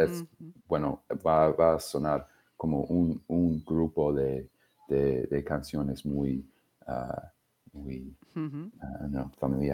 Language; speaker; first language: Spanish; non-native, fluent; English